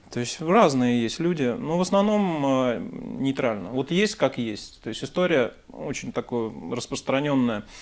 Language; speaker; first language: Russian; native; Russian